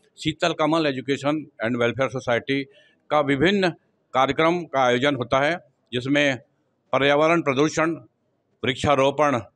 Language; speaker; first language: Hindi; native; Hindi